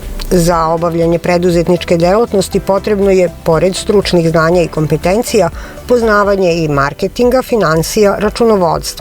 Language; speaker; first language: Serbian; native; Serbian